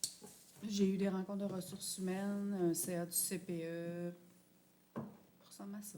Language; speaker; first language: French; native; French